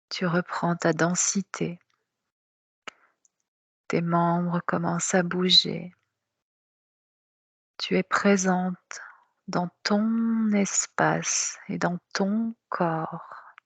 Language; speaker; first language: French; native; French